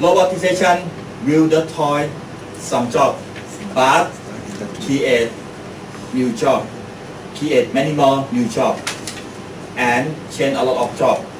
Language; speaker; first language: English; non-native, learner; Thai